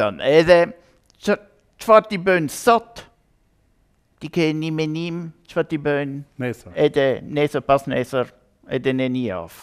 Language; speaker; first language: Albanian; non-native, learner; German